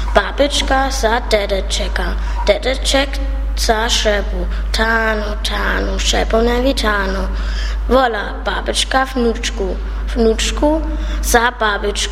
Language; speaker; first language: Czech; non-native, learner; German